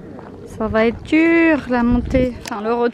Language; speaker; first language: French; native; French